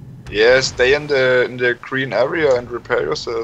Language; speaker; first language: English; non-native, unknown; German